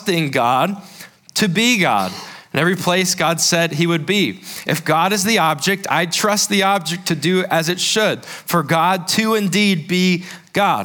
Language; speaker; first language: English; native; English